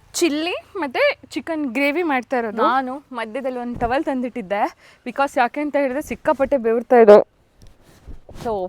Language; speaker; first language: Kannada; native; Kannada